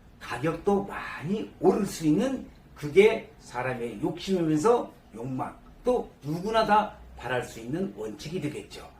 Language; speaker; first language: Korean; native; Korean